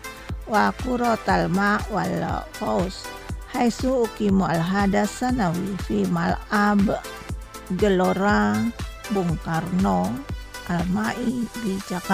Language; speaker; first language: Arabic; non-native, fluent; Indonesian